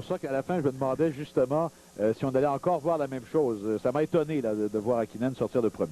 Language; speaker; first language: French; native; French